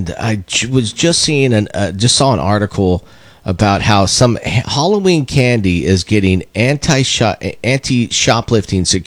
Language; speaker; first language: English; native; English